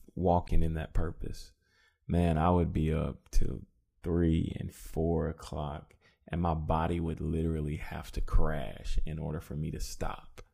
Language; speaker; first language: English; native; English